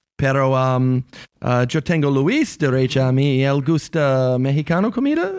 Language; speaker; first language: Spanish; non-native, learner; English